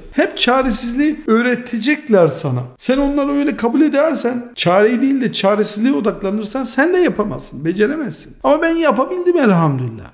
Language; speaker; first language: Turkish; early bilingual, heritage; Turkish